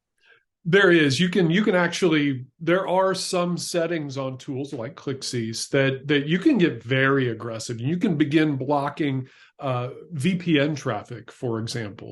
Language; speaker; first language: English; native; English